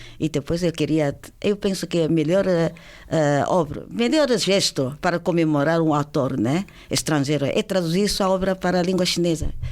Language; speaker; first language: Portuguese; non-native, fluent; Chinese